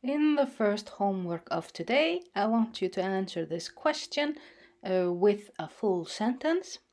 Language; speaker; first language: English; non-native, fluent; Icelandic